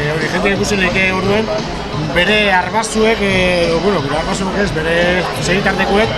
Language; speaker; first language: Basque; native; Basque